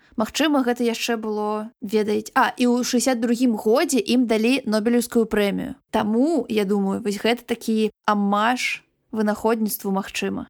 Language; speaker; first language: Belarusian; non-native, local second language; Russian